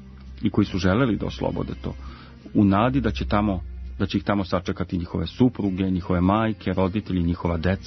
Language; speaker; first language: Croatian; native; Croatian